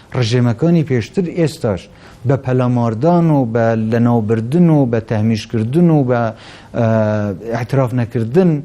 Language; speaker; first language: Central Kurdish; non-native, local second language; Kurdish